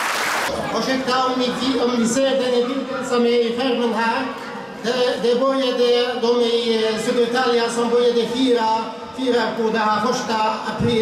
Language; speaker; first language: Swedish; non-native, fluent; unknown